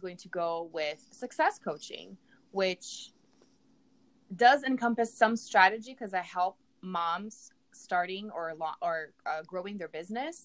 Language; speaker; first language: English; non-native, fluent; Portuguese